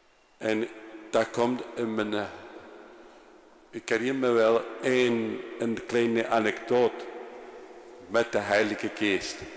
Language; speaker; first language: Dutch; non-native, fluent; Spanish